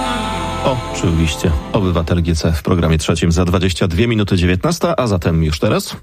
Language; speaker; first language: Polish; native; Polish